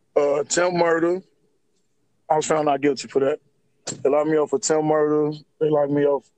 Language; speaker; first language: English; native; English